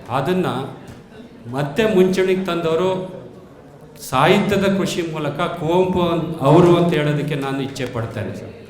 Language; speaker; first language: Kannada; native; Kannada